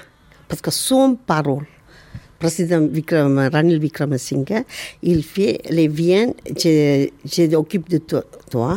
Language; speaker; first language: French; non-native, learner; Tamil